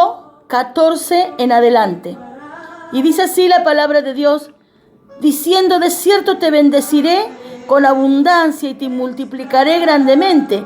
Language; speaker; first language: Spanish; native; Spanish